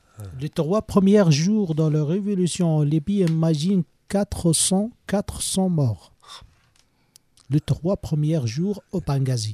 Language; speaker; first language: French; non-native, learner; Arabic